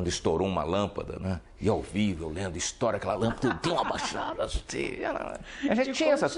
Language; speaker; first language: Portuguese; native; Portuguese